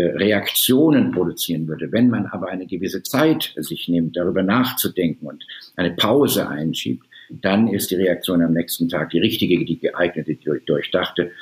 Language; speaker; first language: German; native; German